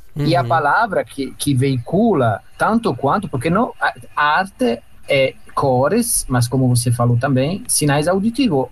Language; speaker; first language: Portuguese; non-native, fluent; Italian